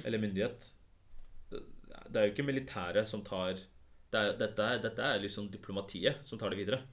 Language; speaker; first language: Norwegian; early bilingual, other home language; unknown